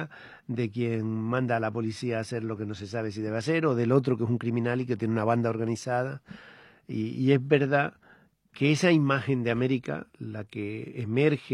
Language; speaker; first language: Spanish; native; Spanish